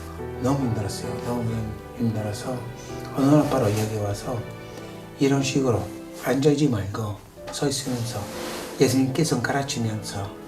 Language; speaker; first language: Korean; non-native, fluent; Italian